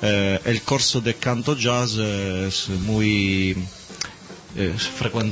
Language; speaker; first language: Spanish; non-native, learner; Italian